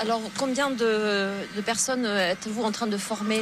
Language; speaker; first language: French; native; French